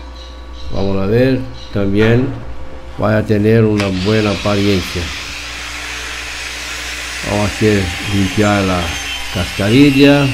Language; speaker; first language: Spanish; non-native, fluent; Portuguese